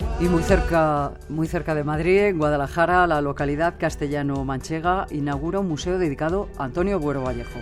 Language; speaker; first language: Spanish; native; Spanish